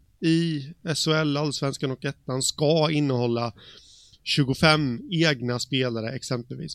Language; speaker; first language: Swedish; native; Swedish